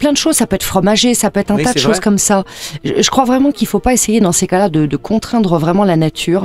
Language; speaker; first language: French; native; French